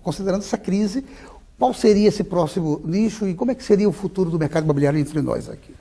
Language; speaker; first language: Portuguese; native; Portuguese